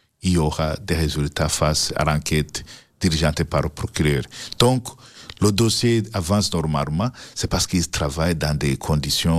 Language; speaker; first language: French; non-native, local second language; Rundi